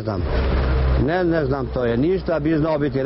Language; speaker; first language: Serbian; non-native, learner; Albanian